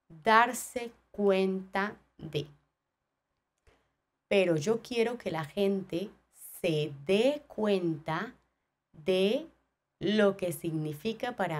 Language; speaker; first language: Spanish; non-native, fluent; French